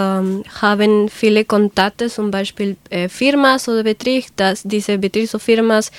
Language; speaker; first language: German; non-native, learner; Spanish